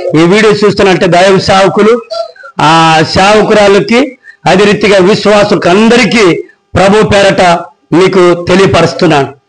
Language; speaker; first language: Telugu; non-native, local second language; Koya